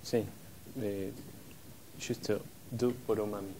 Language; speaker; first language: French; non-native, fluent; Spanish